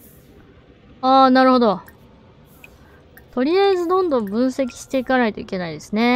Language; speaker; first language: Japanese; native; Japanese